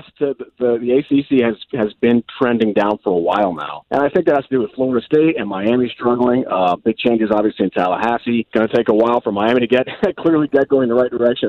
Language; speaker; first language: English; native; English